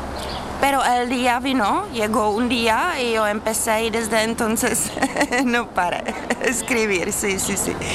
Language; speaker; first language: Spanish; non-native, fluent; Czech